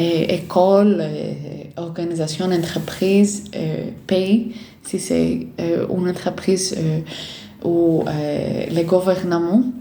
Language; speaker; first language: French; non-native, fluent; Greek